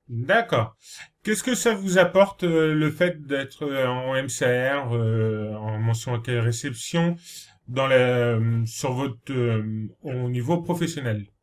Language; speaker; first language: French; native; French